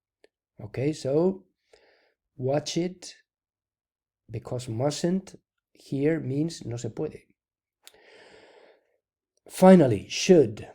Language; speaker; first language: English; non-native, fluent; Spanish